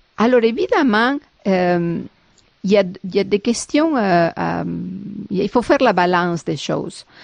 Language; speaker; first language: French; non-native, fluent; Spanish